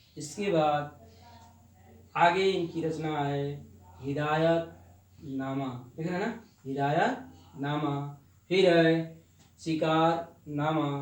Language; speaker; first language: Hindi; native; Hindi